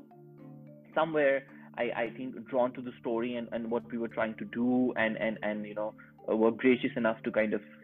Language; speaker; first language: English; non-native, local second language; Urdu